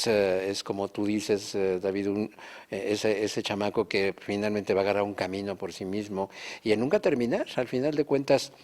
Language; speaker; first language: Spanish; native; Spanish